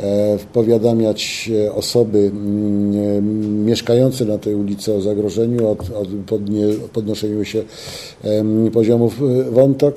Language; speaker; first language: Polish; native; Polish